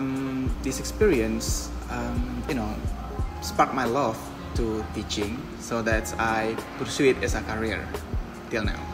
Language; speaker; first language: English; non-native, fluent; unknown